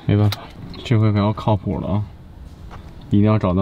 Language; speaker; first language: Chinese; native; Chinese